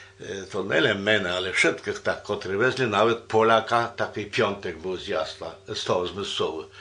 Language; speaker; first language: Polish; non-native, local second language; Rusyn